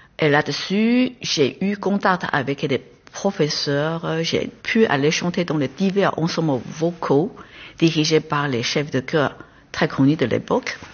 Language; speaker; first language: French; non-native, fluent; Chinese